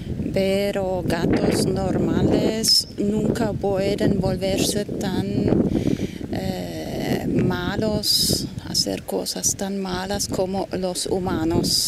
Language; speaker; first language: Spanish; non-native, fluent; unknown